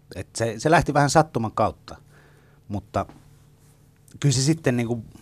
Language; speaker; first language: Finnish; native; Finnish